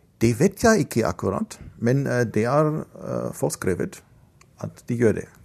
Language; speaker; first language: Norwegian; non-native, fluent; German